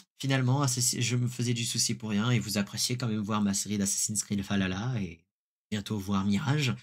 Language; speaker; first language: French; native; French